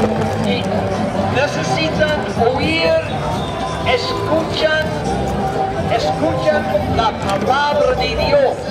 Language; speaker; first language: Spanish; non-native, learner; English